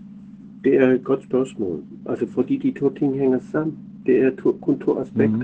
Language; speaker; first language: Danish; non-native, fluent; German